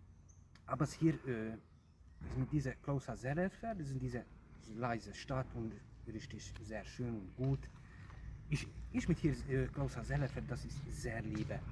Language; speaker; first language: German; non-native, learner; Hungarian